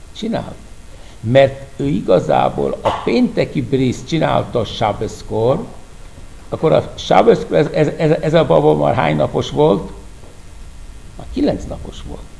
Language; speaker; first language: Hungarian; non-native, fluent; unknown